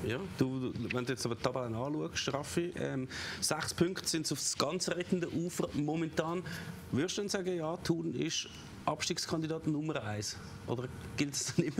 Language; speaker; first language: German; native; German